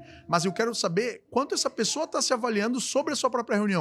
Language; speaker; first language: Portuguese; native; Portuguese